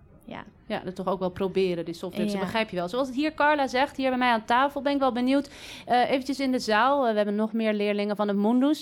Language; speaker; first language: Dutch; native; Dutch